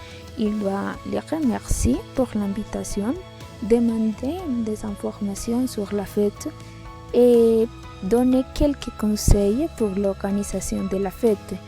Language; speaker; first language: French; non-native, learner; Spanish